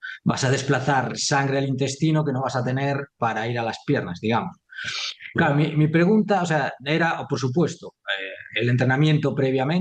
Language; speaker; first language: Spanish; native; Spanish